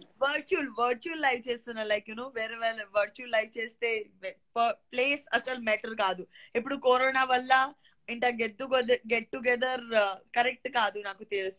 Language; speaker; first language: Telugu; non-native, learner; Gujarati